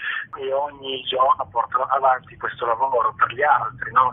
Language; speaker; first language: Italian; native; Italian